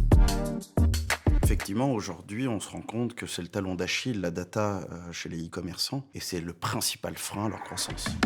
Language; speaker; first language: French; native; French